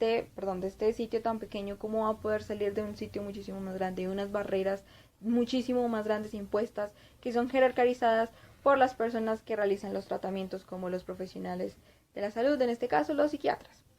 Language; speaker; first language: Spanish; native; Spanish